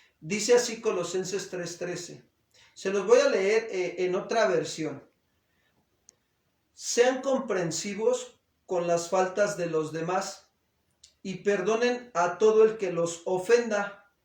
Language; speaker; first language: Spanish; native; Spanish